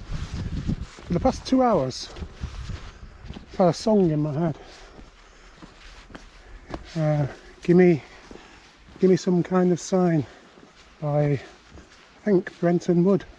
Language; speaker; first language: English; native; English